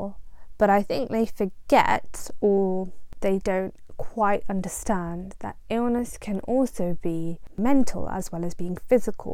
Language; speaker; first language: English; non-native, local second language; Punjabi